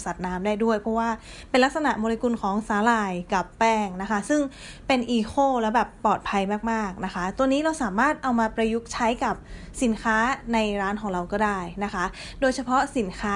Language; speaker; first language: Thai; native; Thai